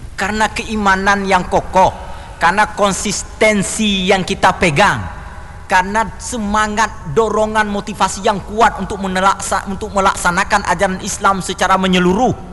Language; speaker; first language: Indonesian; non-native, local second language; Achinese